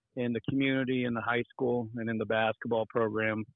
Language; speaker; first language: English; native; English